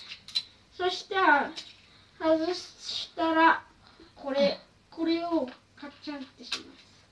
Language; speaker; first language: Japanese; early bilingual, other home language; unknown